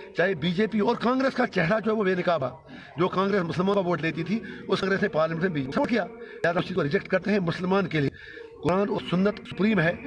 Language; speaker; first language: Urdu; non-native, local second language; Kashmiri